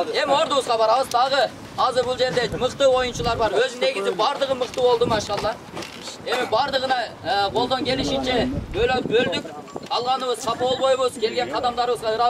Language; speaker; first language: Kyrgyz; native; Kyrgyz